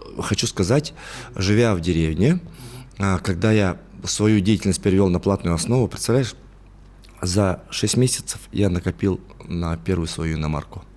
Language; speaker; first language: Russian; non-native, local second language; Yakut